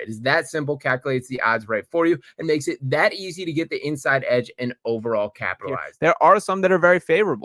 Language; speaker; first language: English; native; English